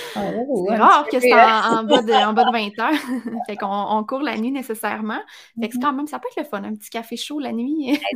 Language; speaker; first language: French; native; French